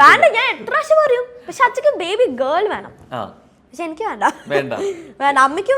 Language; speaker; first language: Malayalam; early bilingual, heritage; Malayalam